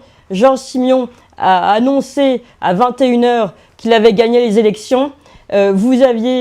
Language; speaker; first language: French; native; French